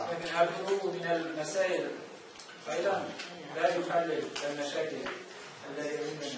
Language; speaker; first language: Arabic; non-native, fluent; Tatar